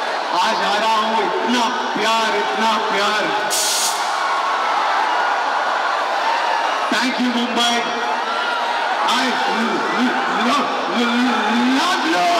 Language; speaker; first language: Hindi; non-native, local second language; Telugu